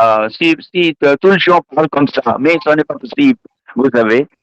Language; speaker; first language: French; non-native, learner; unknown